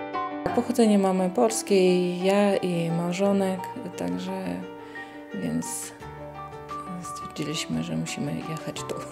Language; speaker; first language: Polish; early bilingual, heritage; Polish